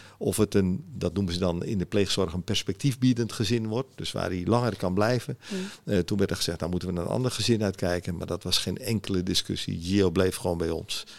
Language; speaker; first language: Dutch; early bilingual, other home language; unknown